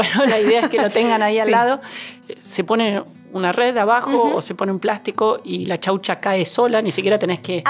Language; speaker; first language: Spanish; native; Spanish